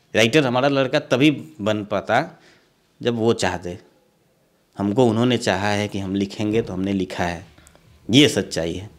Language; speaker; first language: Hindi; native; Hindi